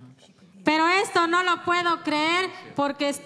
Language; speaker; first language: Spanish; non-native, local second language; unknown